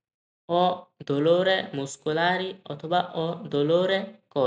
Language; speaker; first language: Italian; non-native, learner; Bangla